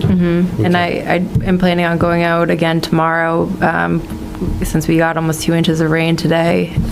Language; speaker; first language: English; native; English